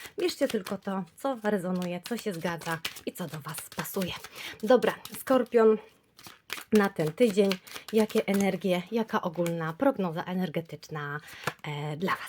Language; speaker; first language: Polish; native; Polish